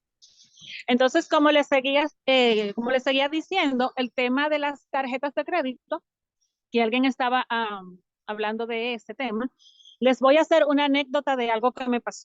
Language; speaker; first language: Spanish; native; Spanish